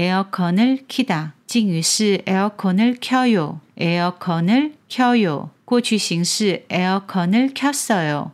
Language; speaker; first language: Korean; non-native, fluent; Chinese